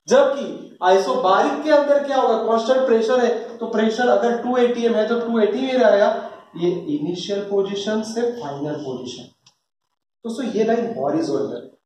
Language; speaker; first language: Hindi; non-native, local second language; Gujarati